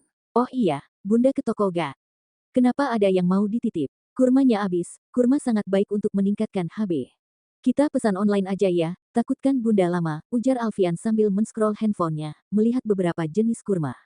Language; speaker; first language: Indonesian; native; Indonesian